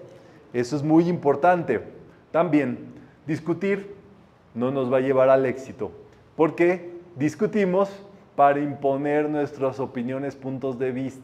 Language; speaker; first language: Spanish; native; Spanish